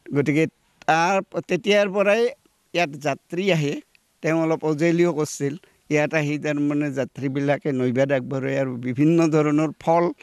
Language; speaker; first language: Assamese; native; Assamese